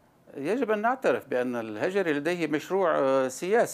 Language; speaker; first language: Arabic; native; Arabic